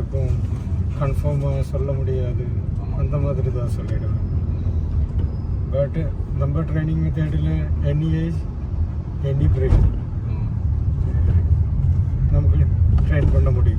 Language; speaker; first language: Tamil; non-native, learner; Malayalam